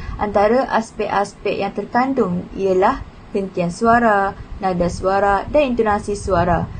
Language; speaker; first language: Malay; native; Malay